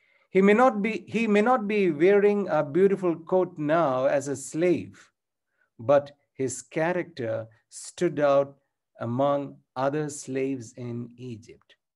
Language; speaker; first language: English; non-native, local second language; Malayalam